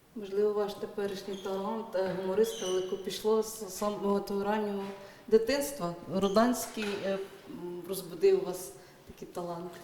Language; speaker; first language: Ukrainian; native; Ukrainian